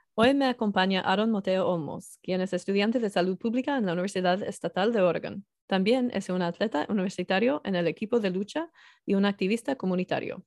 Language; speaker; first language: Spanish; non-native, learner; English